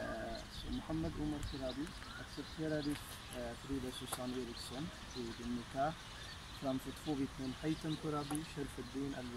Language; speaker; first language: Swedish; non-native, fluent; Arabic